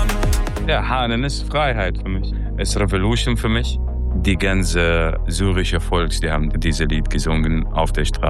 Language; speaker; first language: German; non-native, fluent; Arabic